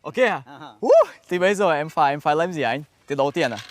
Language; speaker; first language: Vietnamese; non-native, fluent; Russian